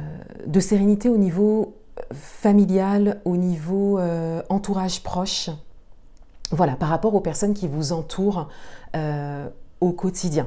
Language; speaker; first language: French; native; French